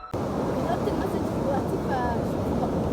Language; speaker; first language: Arabic; native; Arabic